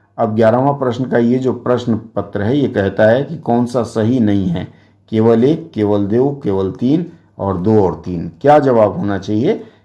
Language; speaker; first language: Hindi; native; Hindi